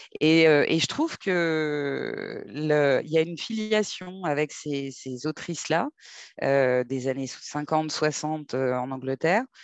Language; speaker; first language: French; native; French